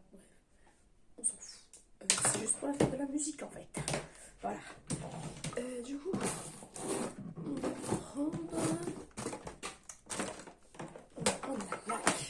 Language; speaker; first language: French; native; French